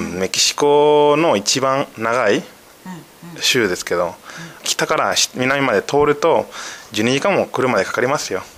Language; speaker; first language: Japanese; non-native, fluent; Spanish